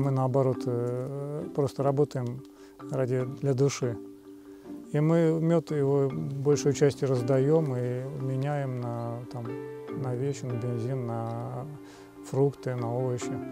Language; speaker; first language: Russian; native; Russian